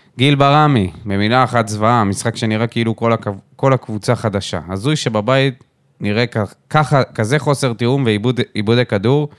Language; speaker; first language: Hebrew; native; Hebrew